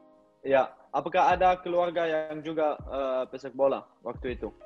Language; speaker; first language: Indonesian; non-native, learner; Dutch